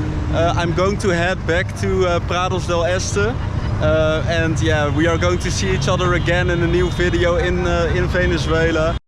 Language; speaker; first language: English; non-native, fluent; Dutch